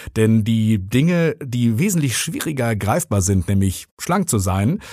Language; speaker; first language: German; native; German